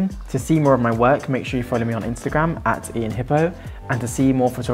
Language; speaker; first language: English; native; English